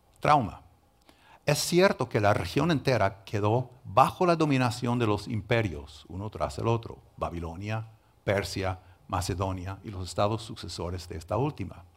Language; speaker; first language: Spanish; non-native, fluent; English